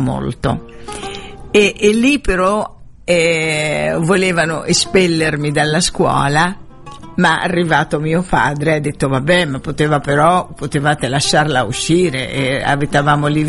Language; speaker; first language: Italian; non-native, fluent; Arabic